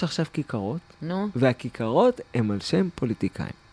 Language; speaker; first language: Hebrew; native; Hebrew